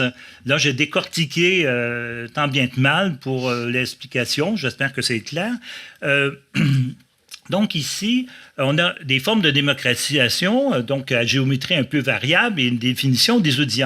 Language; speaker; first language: French; native; French